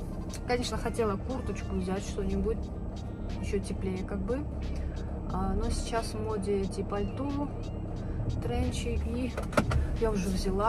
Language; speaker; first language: Russian; native; Russian